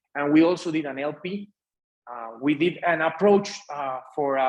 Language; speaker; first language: English; non-native, fluent; Spanish